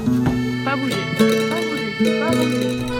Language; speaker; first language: French; native; French